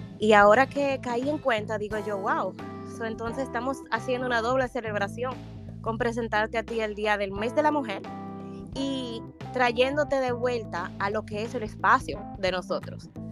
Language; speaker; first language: Spanish; native; Spanish